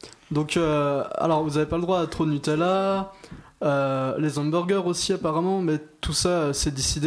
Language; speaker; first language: French; native; French